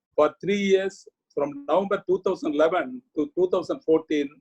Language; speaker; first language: English; non-native, local second language; Tamil